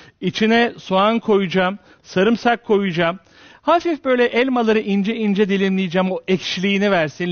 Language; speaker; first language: Turkish; native; Turkish